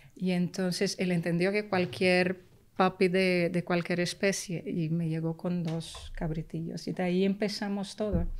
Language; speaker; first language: Spanish; early bilingual, heritage; Spanish